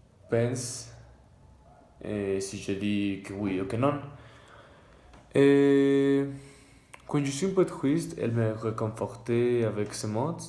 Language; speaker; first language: French; non-native, learner; Spanish